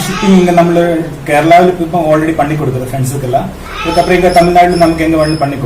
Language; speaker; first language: Tamil; non-native, learner; Malayalam